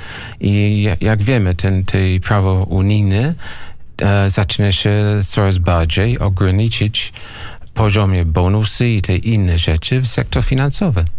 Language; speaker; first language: Polish; non-native, learner; English